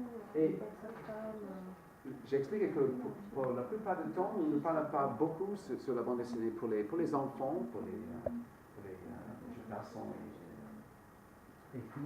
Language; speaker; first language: French; non-native, fluent; English